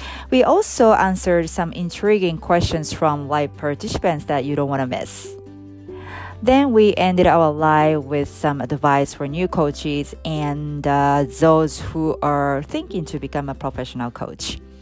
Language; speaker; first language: English; non-native, fluent; Japanese